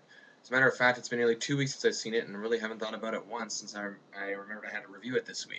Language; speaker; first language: English; native; English